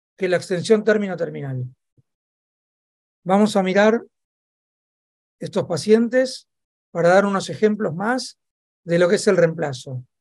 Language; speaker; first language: Spanish; native; Spanish